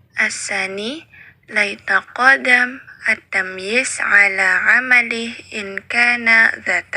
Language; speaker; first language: Arabic; non-native, learner; Indonesian